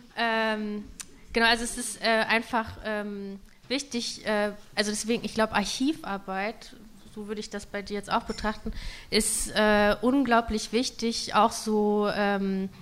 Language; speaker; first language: German; non-native, local second language; Russian